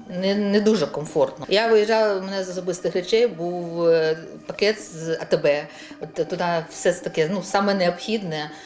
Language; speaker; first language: Ukrainian; non-native, local second language; Russian